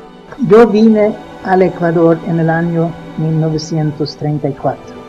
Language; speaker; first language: Spanish; non-native, fluent; Swedish